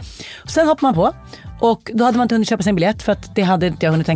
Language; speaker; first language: Swedish; native; Swedish